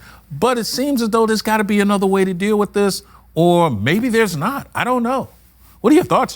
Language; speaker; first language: English; native; English